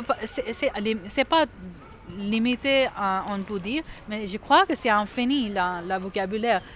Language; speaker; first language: French; non-native, fluent; Urdu